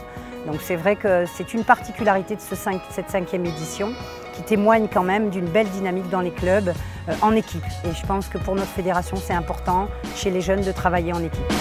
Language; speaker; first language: French; native; French